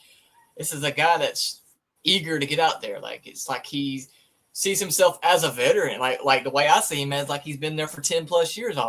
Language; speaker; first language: English; native; English